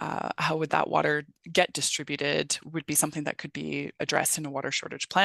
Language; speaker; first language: English; native; English